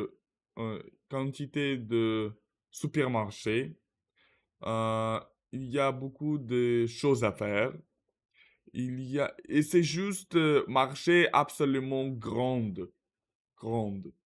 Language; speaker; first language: French; non-native, learner; Russian